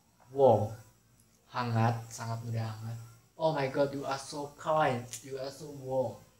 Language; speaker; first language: English; non-native, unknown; Indonesian